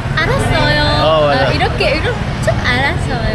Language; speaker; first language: Korean; non-native, learner; Vietnamese